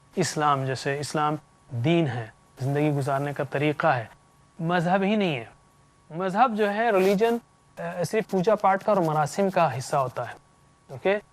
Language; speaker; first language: Urdu; native; Urdu